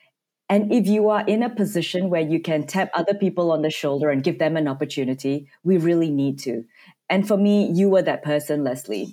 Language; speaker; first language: English; non-native, local second language; Cantonese